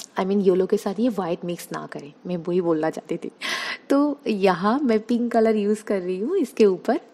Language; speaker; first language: Hindi; non-native, local second language; Bangla